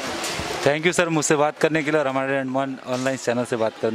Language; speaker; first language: Hindi; native; Hindi